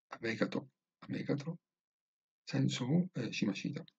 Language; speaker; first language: Japanese; non-native, learner; Italian